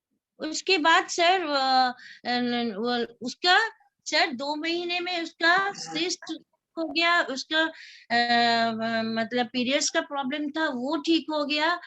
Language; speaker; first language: Hindi; non-native, local second language; Bangla